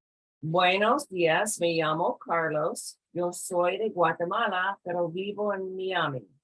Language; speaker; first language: Spanish; non-native, fluent; English